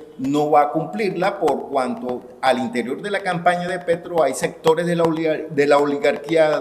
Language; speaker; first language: Spanish; native; Spanish